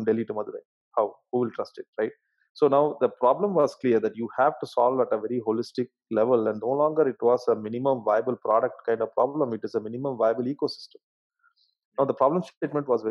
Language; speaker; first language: English; non-native, local second language; Tamil